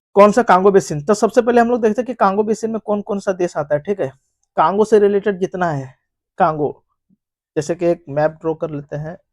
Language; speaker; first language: Hindi; native; Hindi